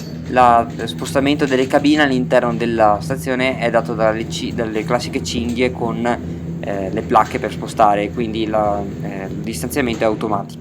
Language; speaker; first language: Italian; native; Italian